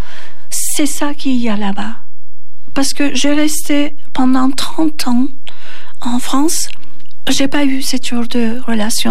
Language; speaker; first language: French; non-native, learner; Turkish